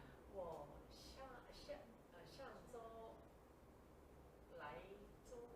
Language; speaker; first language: Chinese; non-native, learner; Korean